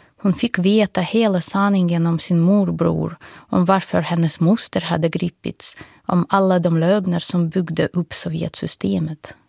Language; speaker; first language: Swedish; non-native, fluent; Russian